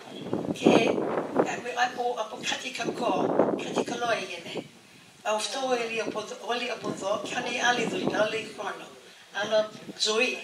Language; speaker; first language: Greek; early bilingual, heritage; English